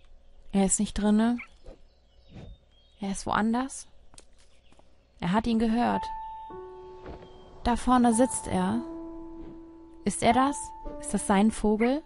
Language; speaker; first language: German; native; German